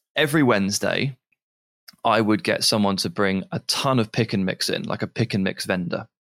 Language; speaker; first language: English; native; English